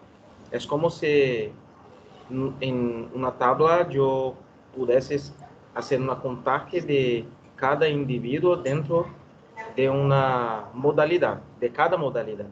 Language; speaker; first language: Spanish; non-native, learner; Portuguese